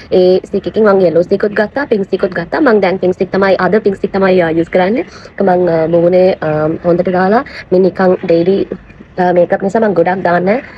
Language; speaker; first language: Sinhala; non-native, local second language; Tamil